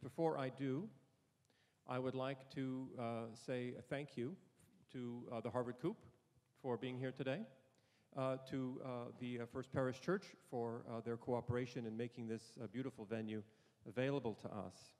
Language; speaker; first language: English; native; English